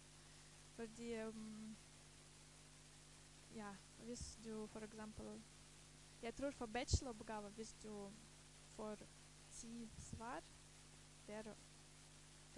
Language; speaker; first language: Norwegian; non-native, fluent; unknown